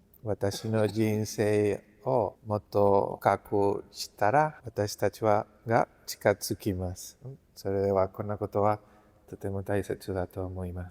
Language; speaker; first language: Japanese; non-native, learner; Spanish